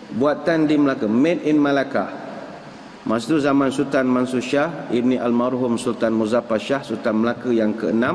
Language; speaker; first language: Malay; native; Malay